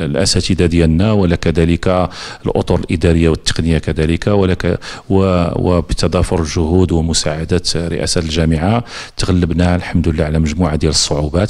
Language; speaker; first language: Arabic; native; Arabic